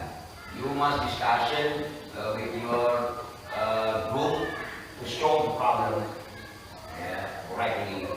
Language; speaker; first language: English; non-native, learner; Indonesian